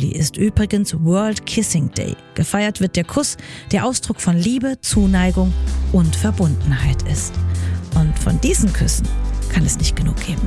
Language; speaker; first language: German; native; German